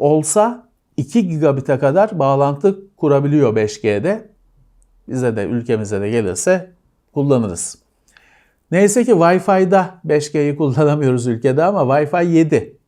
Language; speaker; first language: Turkish; native; Turkish